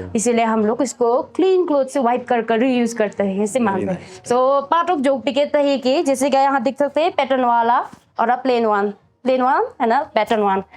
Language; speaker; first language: Hindi; non-native, fluent; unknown